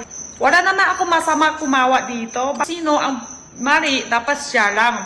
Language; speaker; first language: Filipino; non-native, learner; Chinese